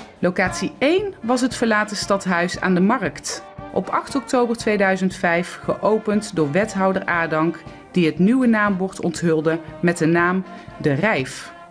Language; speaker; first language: Dutch; native; Dutch